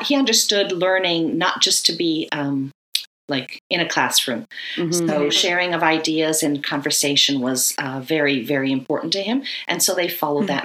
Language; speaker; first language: English; native; English